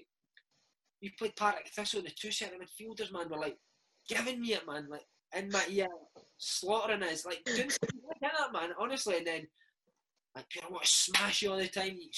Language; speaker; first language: English; native; English